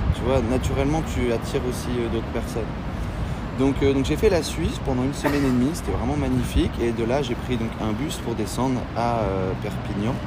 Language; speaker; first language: French; native; French